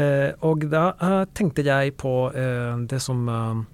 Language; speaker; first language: Norwegian; non-native, fluent; Spanish